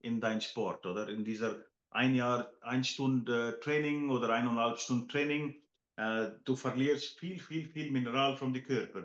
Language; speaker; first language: German; non-native, fluent; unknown